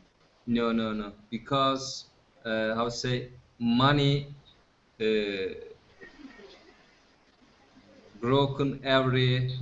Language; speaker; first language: English; non-native, fluent; Turkish